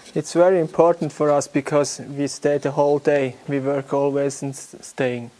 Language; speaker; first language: English; non-native, learner; German